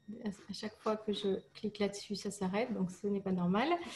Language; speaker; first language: French; native; French